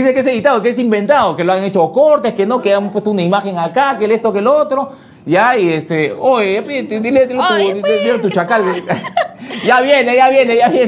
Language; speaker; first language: Spanish; native; Spanish